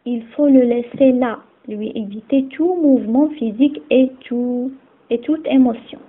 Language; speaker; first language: French; non-native, local second language; Arabic